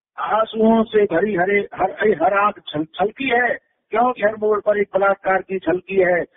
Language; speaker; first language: Hindi; native; Hindi